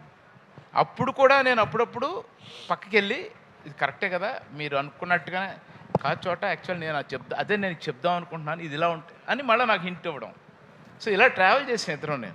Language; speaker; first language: Telugu; native; Telugu